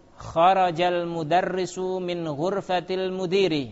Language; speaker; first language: Arabic; non-native, fluent; Indonesian